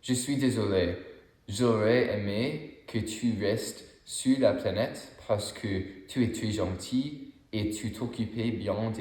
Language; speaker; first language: French; non-native, learner; English